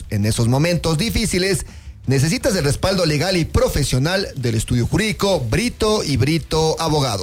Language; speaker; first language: Spanish; native; Spanish